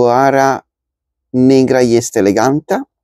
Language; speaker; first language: Romanian; non-native, learner; Spanish